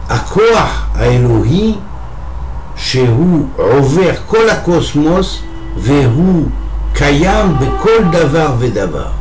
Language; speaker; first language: Hebrew; non-native, fluent; French